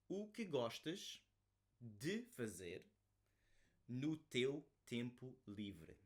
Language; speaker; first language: Portuguese; non-native, fluent; English